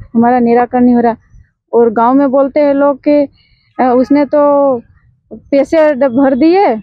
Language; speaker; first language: Hindi; native; Hindi